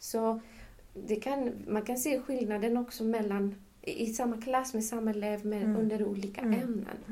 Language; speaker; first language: Swedish; non-native, fluent; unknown